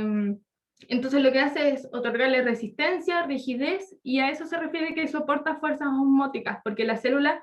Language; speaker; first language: Spanish; native; Spanish